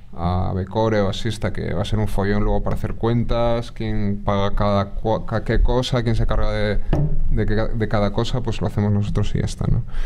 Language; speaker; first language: Spanish; native; Spanish